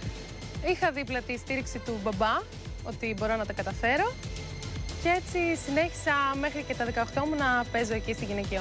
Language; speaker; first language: Greek; native; Greek